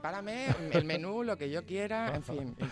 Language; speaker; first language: Spanish; native; Spanish